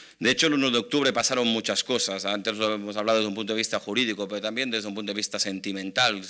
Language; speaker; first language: Spanish; non-native, local second language; Catalan